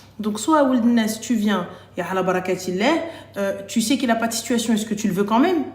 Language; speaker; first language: French; early bilingual, other home language; Arabic